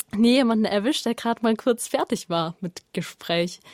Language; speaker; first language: German; native; German